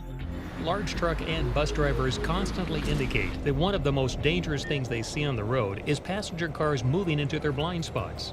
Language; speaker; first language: English; native; English